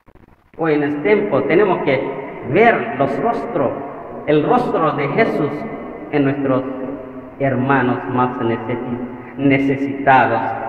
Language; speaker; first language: Spanish; non-native, fluent; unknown